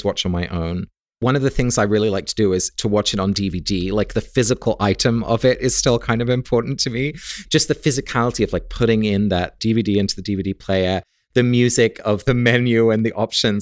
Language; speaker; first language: English; native; English